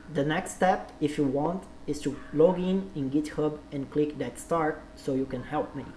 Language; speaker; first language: English; non-native, learner; Portuguese